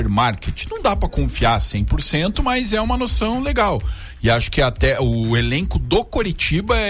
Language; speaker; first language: Portuguese; native; Portuguese